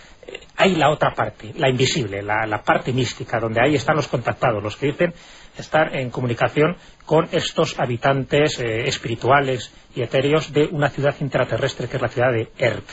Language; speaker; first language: Spanish; native; Spanish